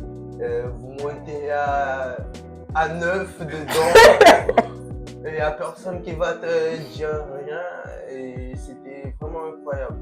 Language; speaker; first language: French; non-native, local second language; Comorian